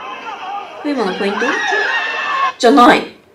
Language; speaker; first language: Japanese; native; Japanese